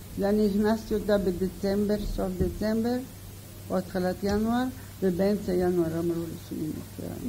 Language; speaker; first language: Hebrew; non-native, fluent; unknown